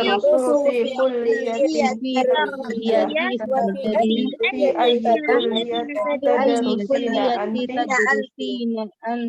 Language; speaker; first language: Arabic; non-native, learner; Indonesian